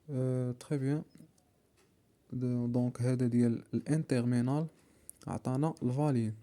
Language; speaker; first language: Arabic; native; Arabic